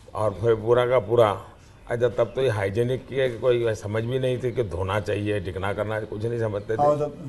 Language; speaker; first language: Hindi; non-native, local second language; Gujarati